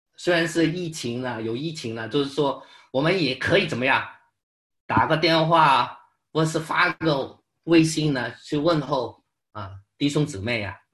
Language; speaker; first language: Chinese; non-native, local second language; Cantonese